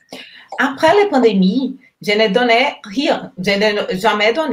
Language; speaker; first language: French; non-native, learner; Portuguese